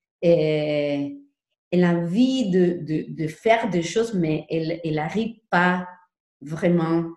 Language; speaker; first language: French; non-native, learner; Spanish